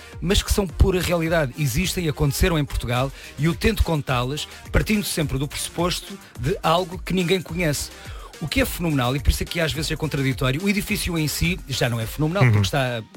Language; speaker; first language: Portuguese; native; Portuguese